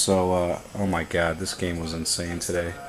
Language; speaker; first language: English; native; English